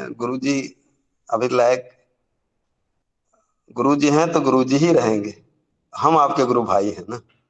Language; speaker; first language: Hindi; native; Hindi